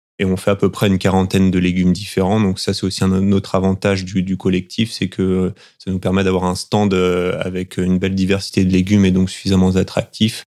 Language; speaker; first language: French; native; French